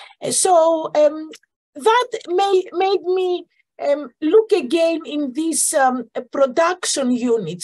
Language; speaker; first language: English; non-native, fluent; Greek